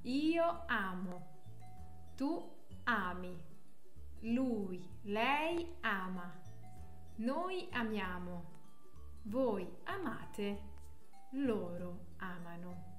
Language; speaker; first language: Italian; non-native, fluent; French